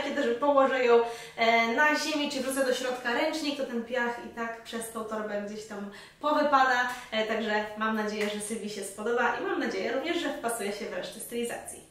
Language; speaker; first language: Polish; native; Polish